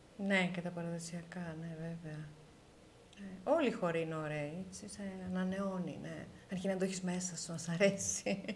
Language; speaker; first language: Greek; native; Greek